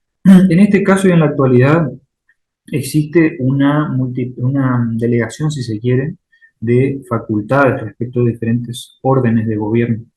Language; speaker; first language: Spanish; native; Spanish